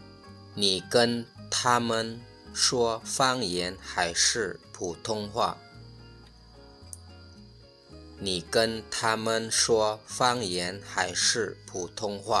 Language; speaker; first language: Chinese; non-native, fluent; Lao